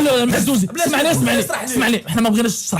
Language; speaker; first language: Arabic; native; Arabic